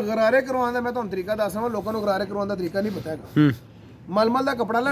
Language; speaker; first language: Punjabi; native; Punjabi